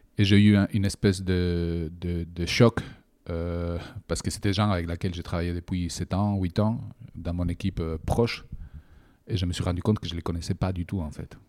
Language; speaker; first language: French; non-native, fluent; Spanish